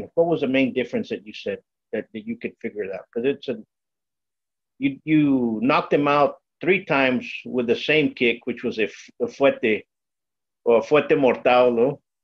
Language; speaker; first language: English; native; English